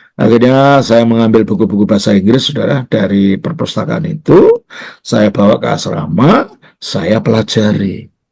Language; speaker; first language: Indonesian; native; Indonesian